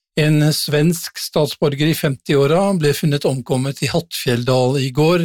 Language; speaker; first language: Norwegian; native; Norwegian